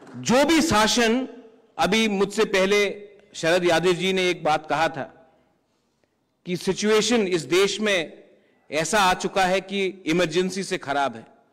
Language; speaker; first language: Hindi; non-native, local second language; Kok Borok